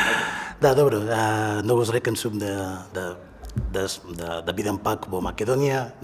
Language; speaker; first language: Macedonian; non-native, learner; Spanish